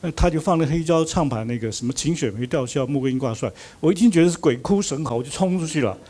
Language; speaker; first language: Chinese; native; Chinese